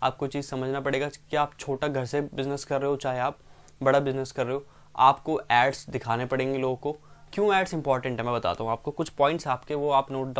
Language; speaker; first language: Hindi; native; Hindi